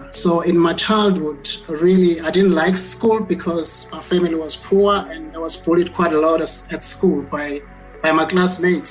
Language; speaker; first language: English; non-native, local second language; Zulu